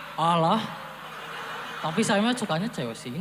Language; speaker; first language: Indonesian; native; Indonesian